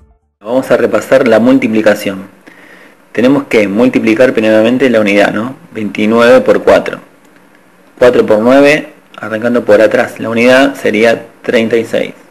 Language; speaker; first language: Spanish; native; Spanish